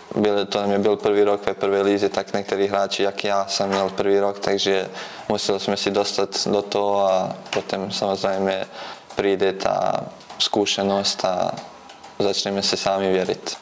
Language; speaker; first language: Czech; non-native, fluent; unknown